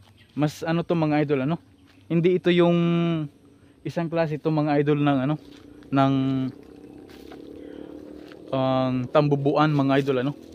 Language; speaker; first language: Filipino; native; Filipino